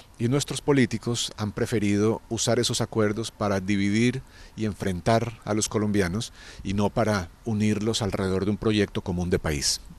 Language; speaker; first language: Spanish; native; Spanish